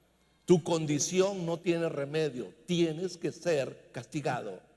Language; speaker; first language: Spanish; native; Spanish